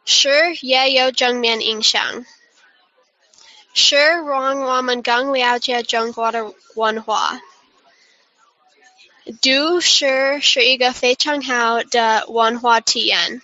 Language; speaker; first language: Chinese; non-native, learner; English